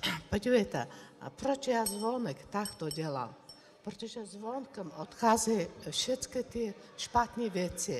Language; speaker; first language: Czech; non-native, learner; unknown